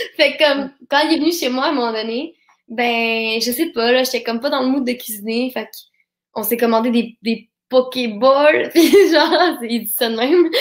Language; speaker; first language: French; native; French